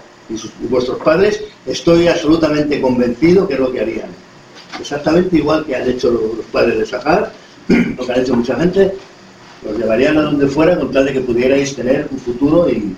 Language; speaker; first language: Spanish; native; Spanish